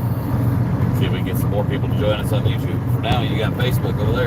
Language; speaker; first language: English; native; English